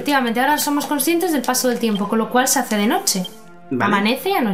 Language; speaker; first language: Spanish; native; Spanish